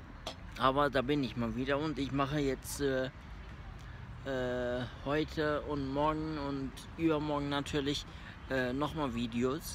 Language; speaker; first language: German; early bilingual, other home language; Turkish